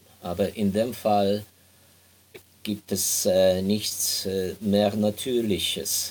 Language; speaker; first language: German; non-native, fluent; Ukrainian